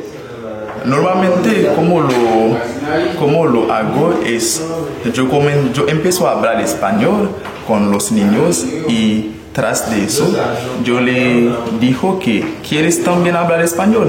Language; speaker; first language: Spanish; non-native, learner; Haitian Creole